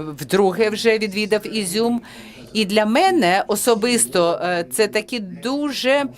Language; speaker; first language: Ukrainian; non-native, fluent; French